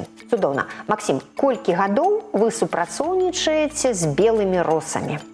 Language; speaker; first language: Belarusian; native; Belarusian